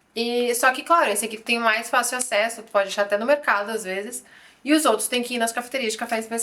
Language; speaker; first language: Portuguese; native; Portuguese